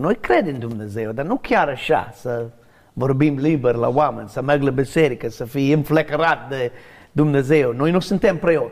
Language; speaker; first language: Romanian; non-native, learner; English